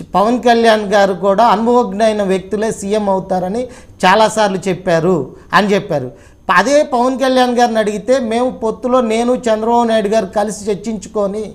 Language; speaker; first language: Telugu; native; Telugu